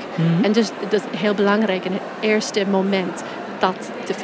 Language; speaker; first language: Dutch; non-native, fluent; English